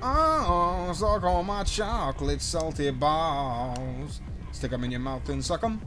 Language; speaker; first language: English; native; English